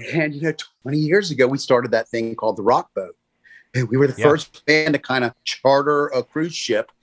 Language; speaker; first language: English; native; English